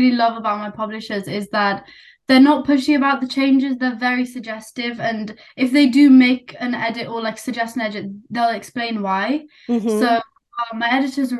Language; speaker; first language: English; non-native, local second language; Nepali